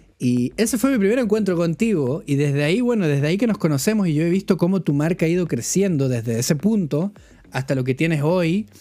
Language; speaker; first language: Spanish; native; Spanish